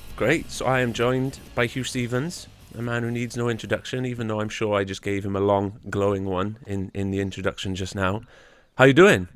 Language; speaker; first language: English; native; English